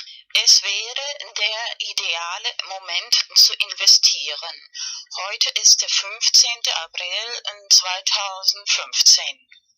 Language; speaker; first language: German; non-native, fluent; Spanish